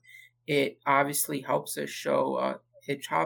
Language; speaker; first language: English; native; English